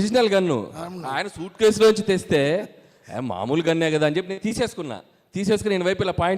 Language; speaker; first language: Telugu; native; Telugu